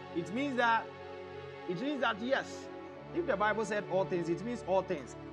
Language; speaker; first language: English; non-native, local second language; Akan